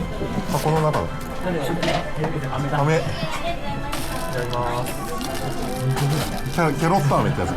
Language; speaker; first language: Japanese; native; Japanese